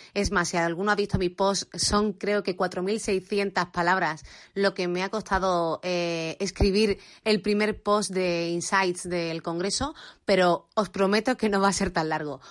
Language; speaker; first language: Spanish; native; Spanish